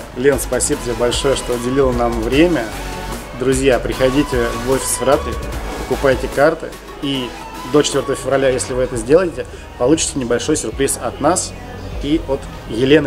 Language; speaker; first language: Russian; native; Russian